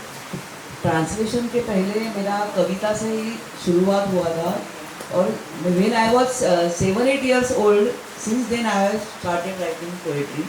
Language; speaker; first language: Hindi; non-native, local second language; Marathi